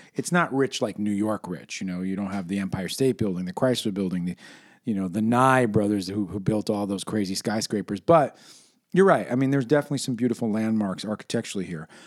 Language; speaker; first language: English; native; English